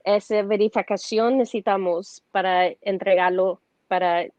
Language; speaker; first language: Spanish; early bilingual, heritage; Spanish